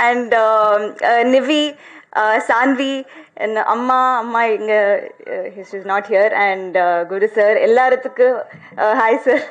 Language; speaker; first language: Tamil; non-native, learner; Telugu